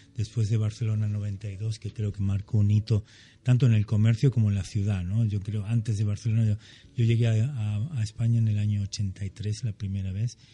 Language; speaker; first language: Spanish; non-native, fluent; German